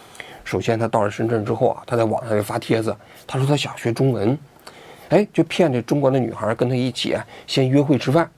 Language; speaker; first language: Chinese; native; Chinese